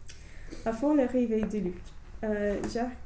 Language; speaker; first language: French; non-native, learner; English